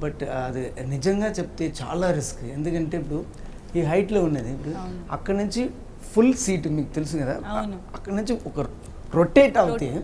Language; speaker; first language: Telugu; non-native, learner; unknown